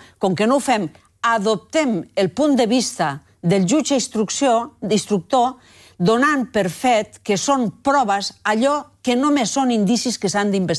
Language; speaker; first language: Catalan; native; Catalan